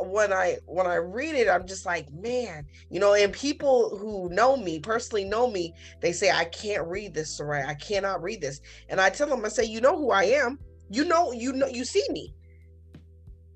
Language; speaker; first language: English; native; English